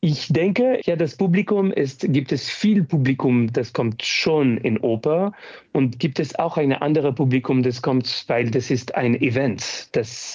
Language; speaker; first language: German; non-native, learner; French